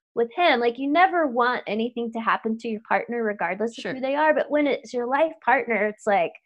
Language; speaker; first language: English; native; English